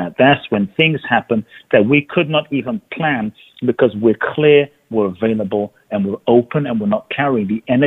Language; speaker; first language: English; native; English